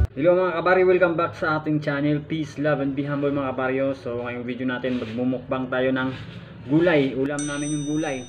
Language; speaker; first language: Filipino; non-native, local second language; Hiligaynon